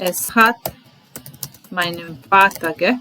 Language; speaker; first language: German; non-native, fluent; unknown